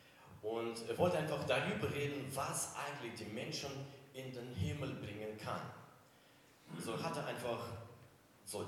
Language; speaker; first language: German; non-native, fluent; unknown